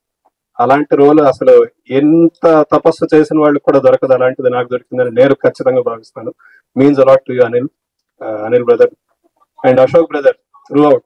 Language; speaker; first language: Telugu; native; Telugu